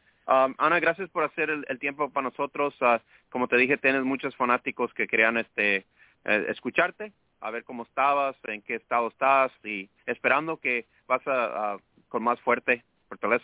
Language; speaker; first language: Spanish; early bilingual, heritage; Spanish